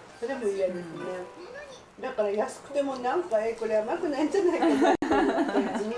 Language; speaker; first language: Japanese; native; Japanese